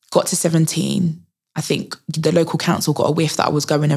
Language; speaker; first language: English; native; English